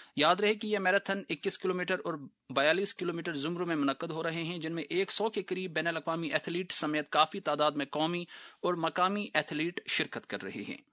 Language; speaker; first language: Urdu; non-native, local second language; Kashmiri